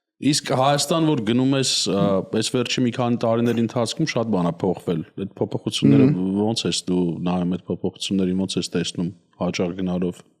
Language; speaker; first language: Armenian; native; Armenian